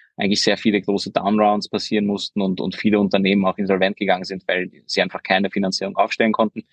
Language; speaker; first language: German; early bilingual, other home language; Hungarian